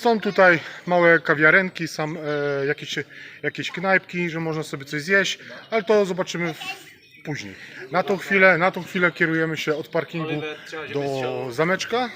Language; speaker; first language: Polish; native; Polish